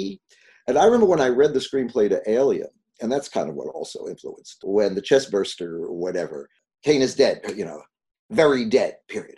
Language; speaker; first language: English; native; English